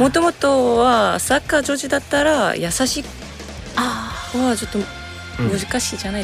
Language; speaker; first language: Japanese; non-native, learner; Korean